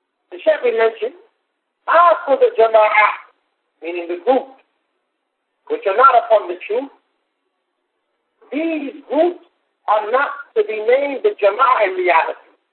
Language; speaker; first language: English; native; English